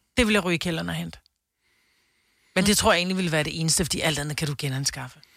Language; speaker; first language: Danish; native; Danish